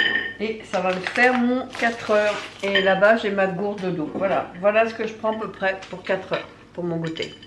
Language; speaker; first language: French; native; French